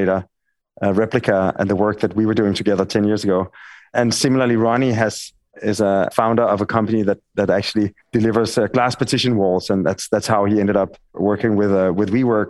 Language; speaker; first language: English; non-native, fluent; Danish